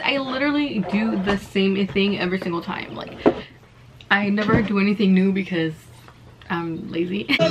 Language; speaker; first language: English; early bilingual, other home language; Spanish